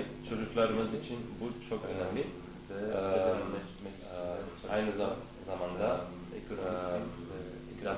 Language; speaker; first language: Turkish; non-native, learner; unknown